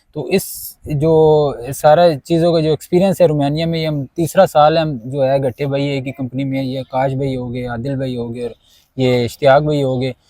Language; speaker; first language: Urdu; non-native, local second language; Pashto